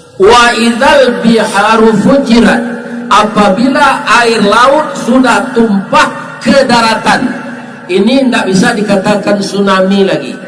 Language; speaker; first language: Malay; non-native, local second language; Minangkabau